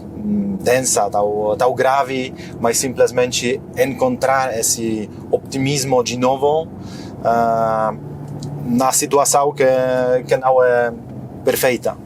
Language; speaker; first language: Portuguese; non-native, fluent; Polish